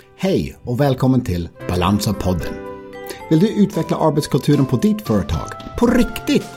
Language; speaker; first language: Swedish; non-native, fluent; English